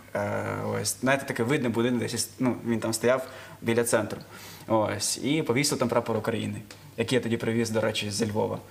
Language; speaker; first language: Ukrainian; non-native, local second language; Russian